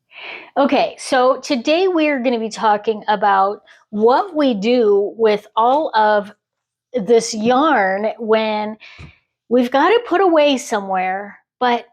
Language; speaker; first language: English; native; English